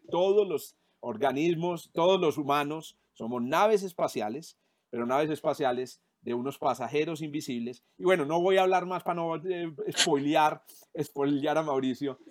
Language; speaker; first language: Spanish; native; Spanish